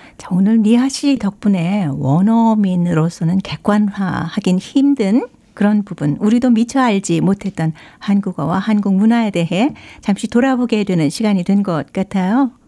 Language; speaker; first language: Korean; native; Korean